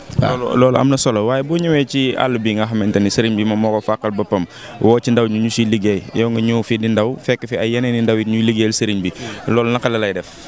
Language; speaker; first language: Wolof; native; Wolof